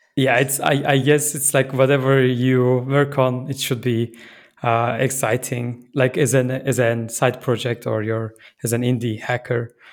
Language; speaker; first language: English; non-native, fluent; Turkish